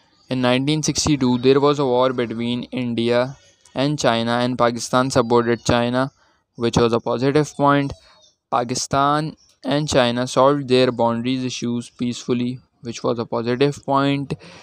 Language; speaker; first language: English; non-native, local second language; Urdu